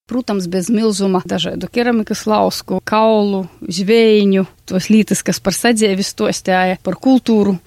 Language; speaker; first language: Latvian; native; Latvian